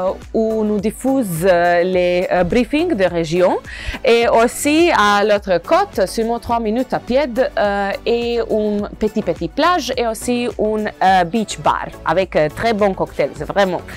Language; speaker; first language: French; non-native, learner; Croatian